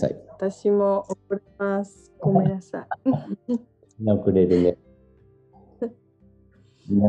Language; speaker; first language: Japanese; non-native, learner; Georgian